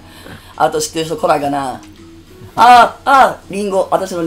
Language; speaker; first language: Japanese; native; Japanese